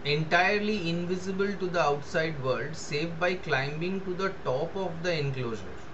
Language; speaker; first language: English; non-native, local second language; Bangla